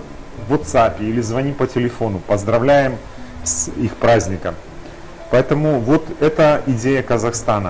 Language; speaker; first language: Russian; native; Russian